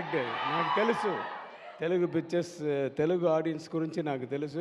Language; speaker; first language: Telugu; non-native, learner; Tamil